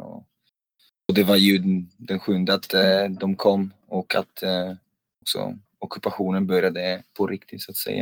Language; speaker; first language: Swedish; non-native, fluent; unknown